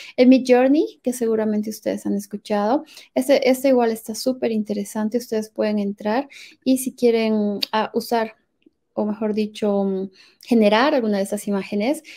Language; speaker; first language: Spanish; native; Spanish